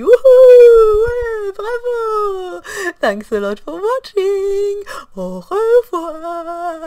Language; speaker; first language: English; non-native, fluent; French